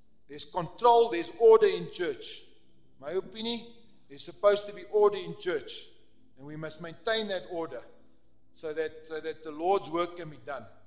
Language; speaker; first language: English; non-native, local second language; Afrikaans